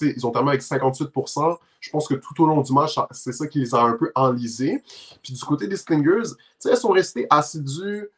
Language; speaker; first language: French; native; French